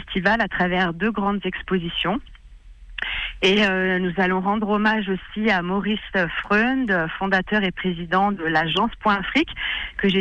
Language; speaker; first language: French; native; French